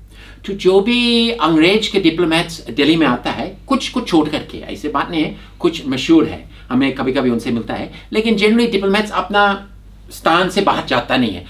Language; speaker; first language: Hindi; non-native, fluent; English